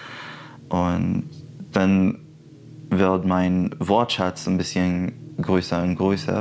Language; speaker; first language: German; non-native, fluent; Arabic